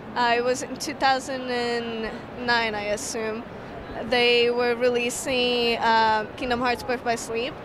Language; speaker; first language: English; non-native, fluent; Portuguese